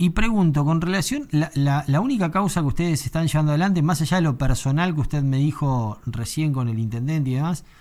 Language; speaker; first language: Spanish; native; Spanish